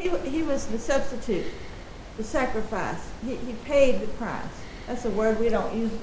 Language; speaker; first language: English; native; English